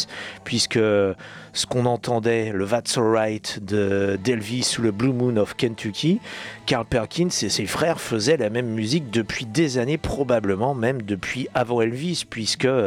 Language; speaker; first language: French; native; French